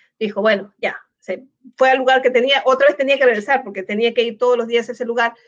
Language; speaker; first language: Spanish; native; Spanish